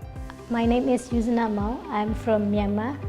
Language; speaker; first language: English; non-native, fluent; Burmese